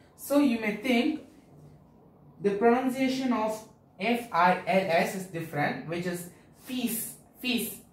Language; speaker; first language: English; non-native, local second language; Tamil